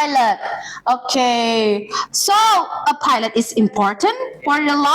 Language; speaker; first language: English; non-native, learner; Indonesian